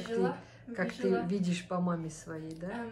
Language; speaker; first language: Russian; native; Russian